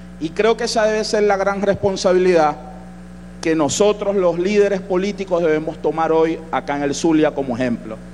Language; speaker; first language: Spanish; native; Spanish